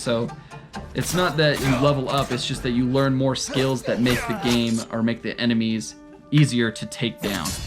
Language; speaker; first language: English; native; English